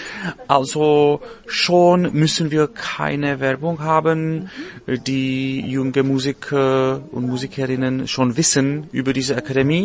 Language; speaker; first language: German; non-native, learner; Czech